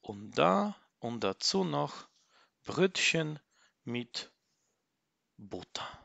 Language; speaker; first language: German; non-native, fluent; Polish